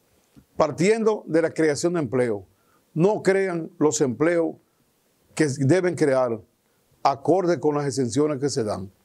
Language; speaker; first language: Spanish; native; Spanish